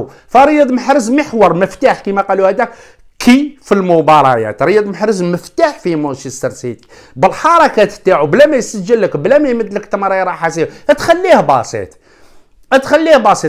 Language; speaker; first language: Arabic; native; Arabic